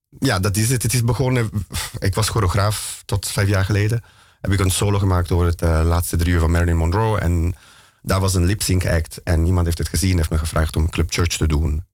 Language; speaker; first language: Dutch; non-native, fluent; Italian